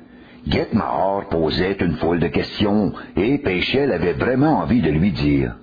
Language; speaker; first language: French; native; French